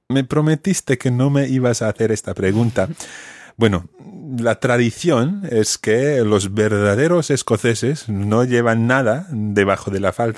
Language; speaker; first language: Spanish; non-native, fluent; English